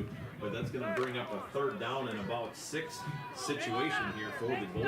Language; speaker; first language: English; native; English